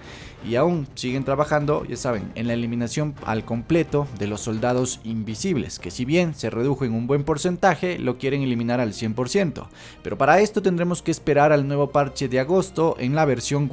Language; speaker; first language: Spanish; native; Spanish